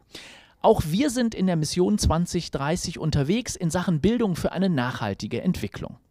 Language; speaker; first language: German; native; German